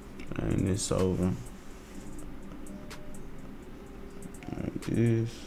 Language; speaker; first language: English; native; English